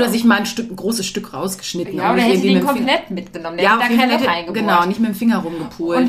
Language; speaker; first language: German; native; German